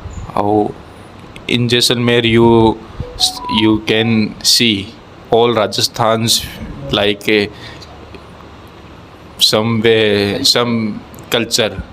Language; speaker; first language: English; non-native, learner; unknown